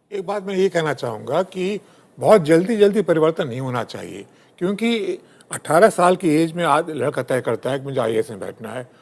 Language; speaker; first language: Hindi; native; Hindi